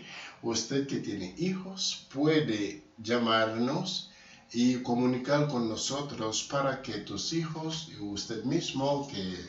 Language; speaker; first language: Spanish; non-native, learner; Haitian Creole